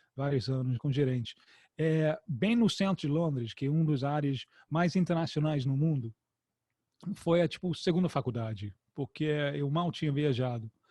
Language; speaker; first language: Portuguese; non-native, fluent; English